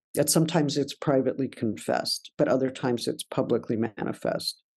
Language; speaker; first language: English; native; English